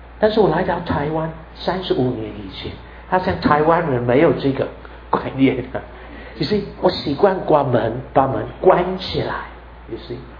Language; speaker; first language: Chinese; non-native, fluent; English